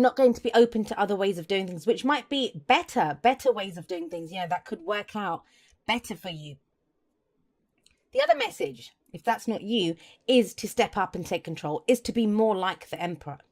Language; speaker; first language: English; native; English